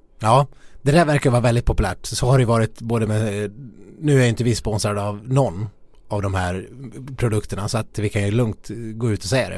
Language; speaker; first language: Swedish; native; Swedish